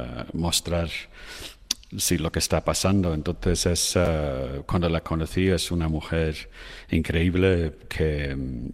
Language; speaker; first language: Spanish; non-native, fluent; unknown